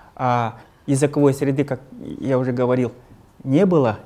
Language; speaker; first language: Russian; non-native, local second language; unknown